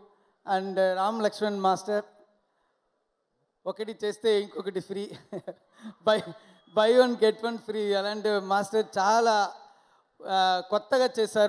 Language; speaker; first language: Telugu; non-native, learner; Tamil